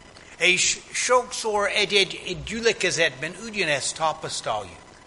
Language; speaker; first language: Hungarian; non-native, fluent; English